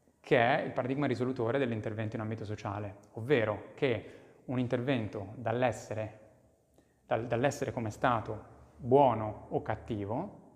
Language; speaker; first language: Italian; native; Italian